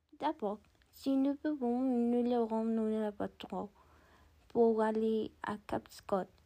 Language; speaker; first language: French; non-native, learner; Spanish